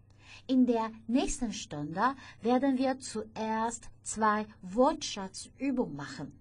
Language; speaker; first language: German; non-native, fluent; Chinese